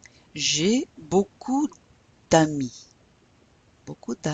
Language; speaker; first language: French; non-native, fluent; English